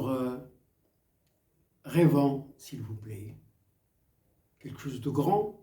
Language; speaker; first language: French; non-native, local second language; Arabic